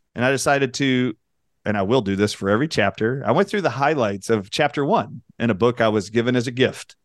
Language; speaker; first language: English; native; English